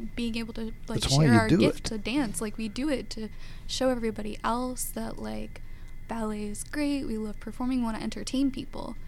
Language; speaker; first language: English; native; English